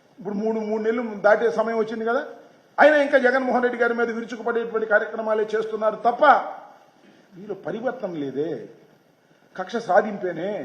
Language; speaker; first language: Telugu; native; Telugu